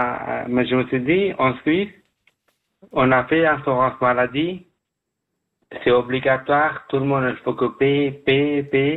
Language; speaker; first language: French; non-native, fluent; Persian